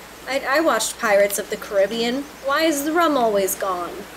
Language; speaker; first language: English; native; English